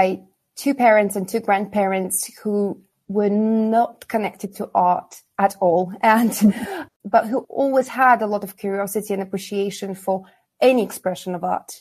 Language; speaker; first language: English; non-native, fluent; Kazakh